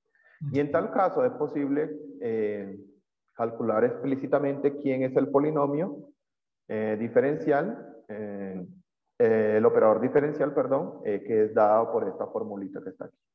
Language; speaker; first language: Spanish; native; Spanish